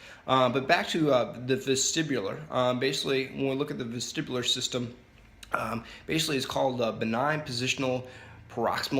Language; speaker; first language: English; native; English